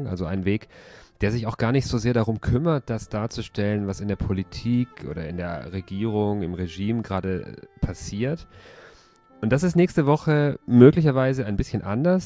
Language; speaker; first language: German; native; German